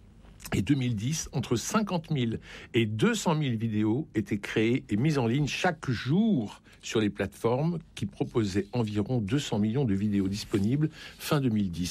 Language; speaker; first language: French; native; French